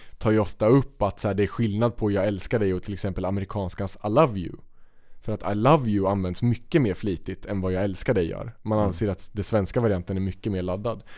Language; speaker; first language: Swedish; native; Swedish